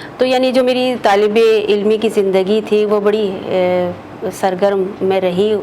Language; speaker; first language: Urdu; native; Urdu